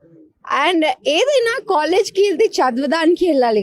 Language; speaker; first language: Telugu; non-native, local second language; Hindi